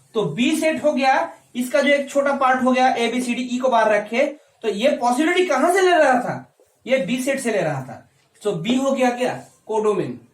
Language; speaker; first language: Hindi; non-native, local second language; Bangla